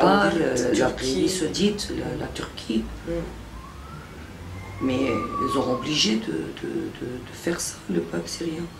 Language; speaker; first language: French; non-native, fluent; Arabic